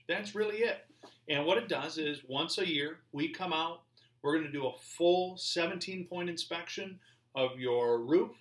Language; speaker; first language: English; native; English